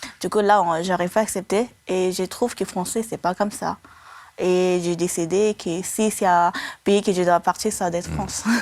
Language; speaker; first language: French; non-native, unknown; Tibetan